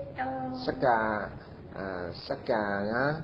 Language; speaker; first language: Japanese; non-native, learner; Vietnamese